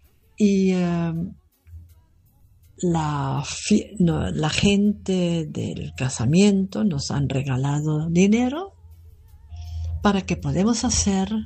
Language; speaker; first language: Spanish; non-native, fluent; German